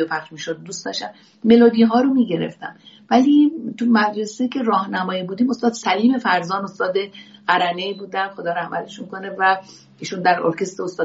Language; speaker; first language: Persian; non-native, local second language; Azerbaijani